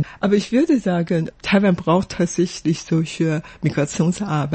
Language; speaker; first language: German; non-native, fluent; Chinese